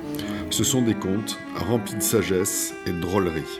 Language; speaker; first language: French; native; French